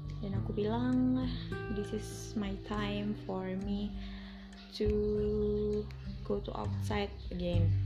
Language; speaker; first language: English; non-native, learner; Indonesian